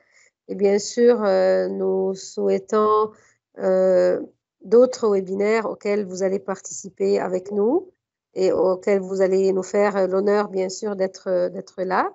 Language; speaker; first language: French; non-native, fluent; Arabic